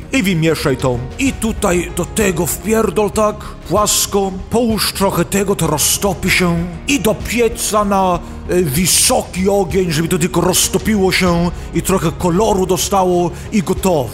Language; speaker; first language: Polish; early bilingual, heritage; Polish